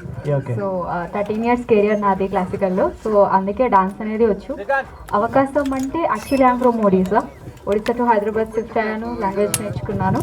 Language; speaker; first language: Telugu; non-native, local second language; Odia